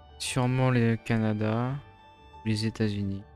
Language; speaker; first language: French; native; French